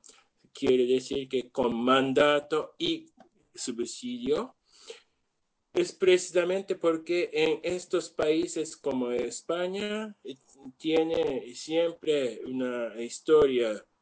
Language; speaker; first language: Spanish; non-native, learner; Japanese